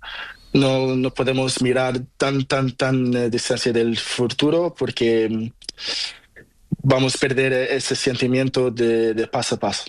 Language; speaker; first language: Spanish; non-native, learner; Portuguese